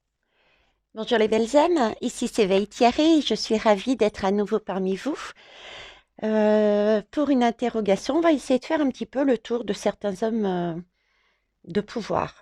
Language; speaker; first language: French; native; French